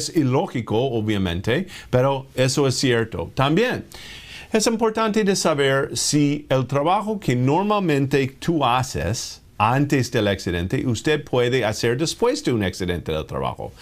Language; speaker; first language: Spanish; non-native, fluent; English